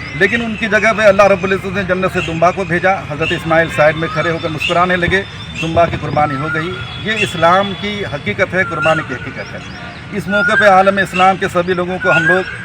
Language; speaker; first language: Urdu; non-native, local second language; Gujarati